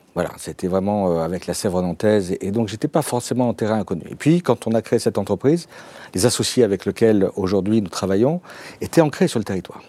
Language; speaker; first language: French; native; French